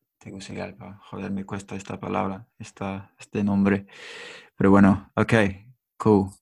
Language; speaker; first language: Spanish; non-native, fluent; English